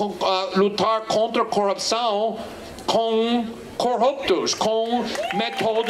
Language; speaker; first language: Portuguese; non-native, fluent; English